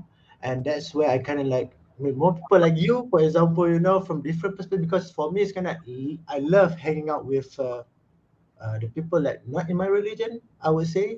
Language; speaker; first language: English; non-native, local second language; Malay